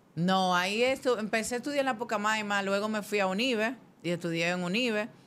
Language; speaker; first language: Spanish; native; Spanish